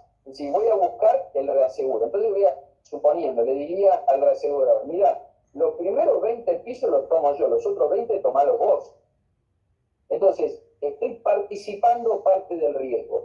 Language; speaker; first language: Spanish; native; Spanish